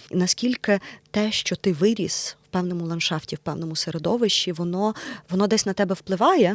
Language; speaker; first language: Ukrainian; native; Ukrainian